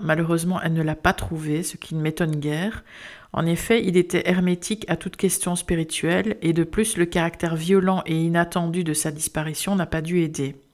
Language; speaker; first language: French; native; French